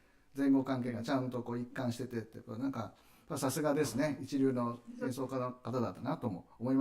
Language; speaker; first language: Japanese; native; Japanese